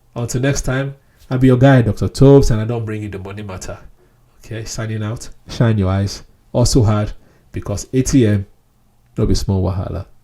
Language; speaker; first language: Nigerian Pidgin; non-native, local second language; Yoruba